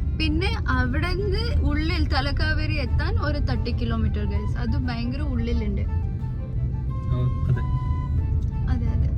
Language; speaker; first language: Malayalam; non-native, local second language; Kannada